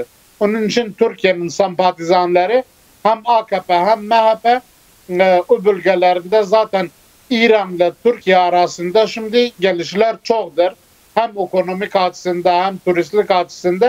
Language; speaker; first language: Turkish; non-native, fluent; Kurdish